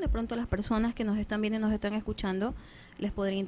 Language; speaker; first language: Spanish; native; Spanish